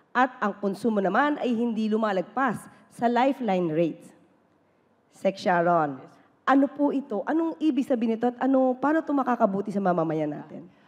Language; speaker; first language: Filipino; native; Filipino